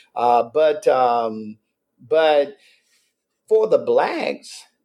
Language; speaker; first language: English; native; English